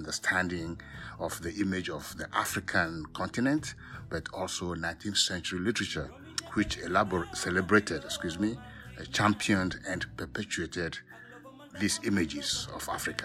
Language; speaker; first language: English; non-native, local second language; Ewe